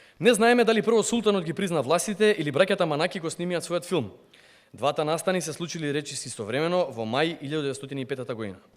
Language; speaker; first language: Macedonian; non-native, local second language; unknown